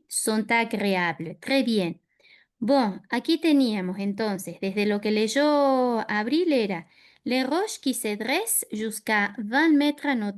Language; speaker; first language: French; non-native, fluent; Spanish